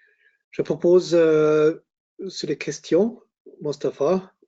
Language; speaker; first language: French; non-native, learner; German